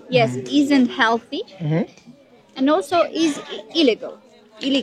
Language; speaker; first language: English; non-native, learner; Romanian